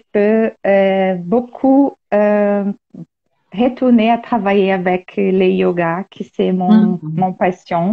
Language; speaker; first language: French; non-native, learner; Portuguese